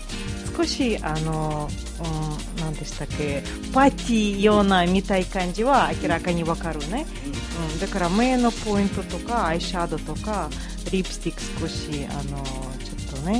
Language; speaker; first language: Japanese; non-native, fluent; Russian